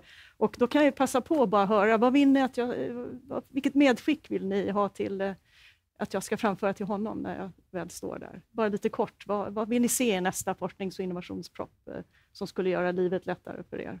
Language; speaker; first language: Swedish; native; Swedish